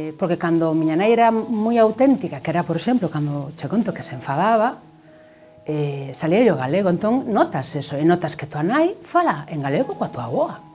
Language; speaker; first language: Galician; non-native, local second language; Spanish